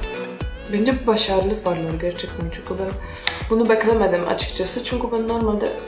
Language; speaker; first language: Turkish; non-native, fluent; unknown